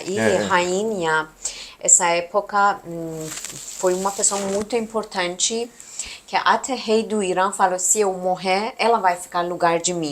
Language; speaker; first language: Portuguese; non-native, fluent; Persian